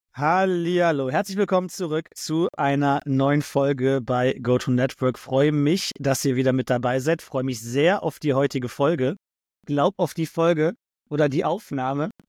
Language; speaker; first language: German; native; German